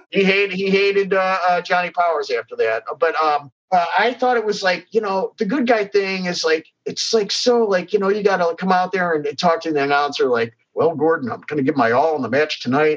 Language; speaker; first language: English; native; English